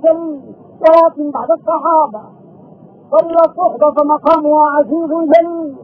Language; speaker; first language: Arabic; native; Arabic